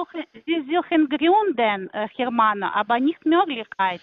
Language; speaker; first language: German; non-native, learner; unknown